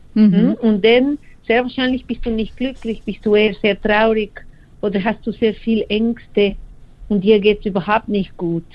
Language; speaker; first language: German; non-native, fluent; Spanish